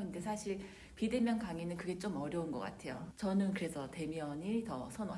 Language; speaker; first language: Korean; native; Korean